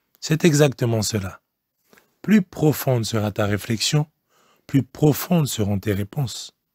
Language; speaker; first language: French; non-native, local second language; Lingala